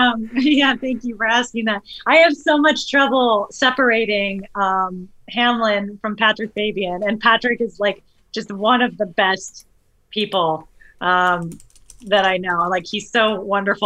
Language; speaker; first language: English; native; English